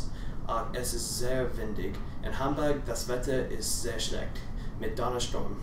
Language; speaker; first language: German; non-native, learner; English